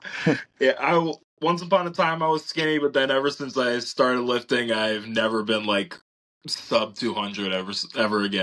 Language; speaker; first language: English; native; English